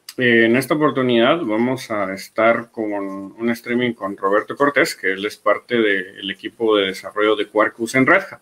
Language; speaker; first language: Spanish; native; Spanish